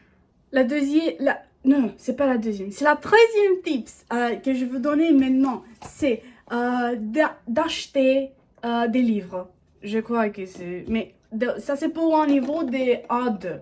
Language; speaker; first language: French; non-native, learner; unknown